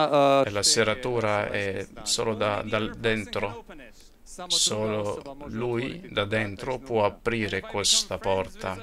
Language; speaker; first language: Italian; non-native, fluent; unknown